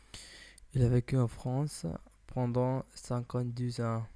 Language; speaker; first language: French; non-native, learner; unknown